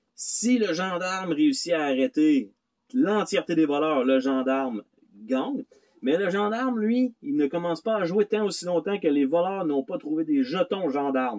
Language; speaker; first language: French; native; French